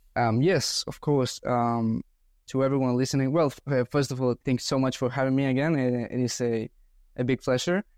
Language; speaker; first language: English; non-native, fluent; Spanish